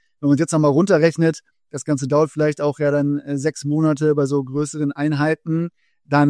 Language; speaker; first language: German; native; German